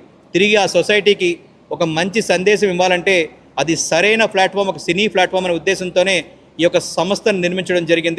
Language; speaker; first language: Telugu; native; Telugu